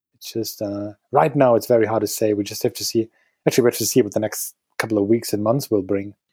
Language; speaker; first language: English; non-native, fluent; German